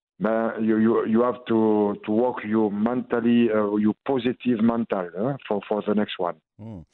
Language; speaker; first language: English; non-native, learner; French